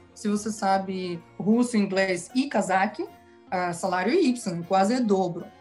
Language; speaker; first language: Portuguese; non-native, fluent; Kazakh